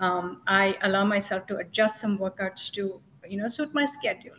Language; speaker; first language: English; non-native, local second language; Telugu